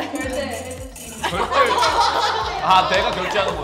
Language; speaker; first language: Korean; native; Korean